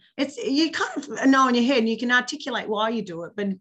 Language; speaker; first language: English; native; English